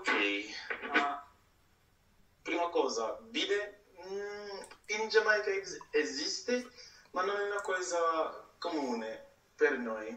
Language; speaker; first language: Italian; non-native, learner; English